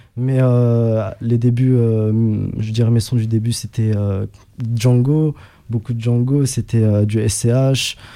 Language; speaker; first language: French; early bilingual, other home language; Arabic